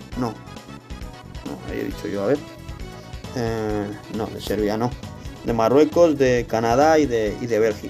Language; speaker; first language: Spanish; native; Spanish